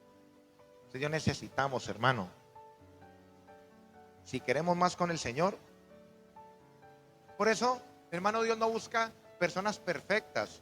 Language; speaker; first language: Spanish; native; Spanish